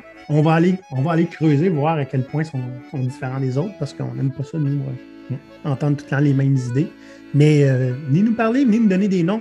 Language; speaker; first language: French; native; French